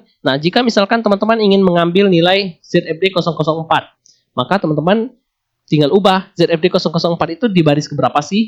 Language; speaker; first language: Indonesian; native; Indonesian